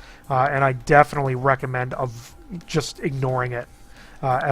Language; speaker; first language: English; native; English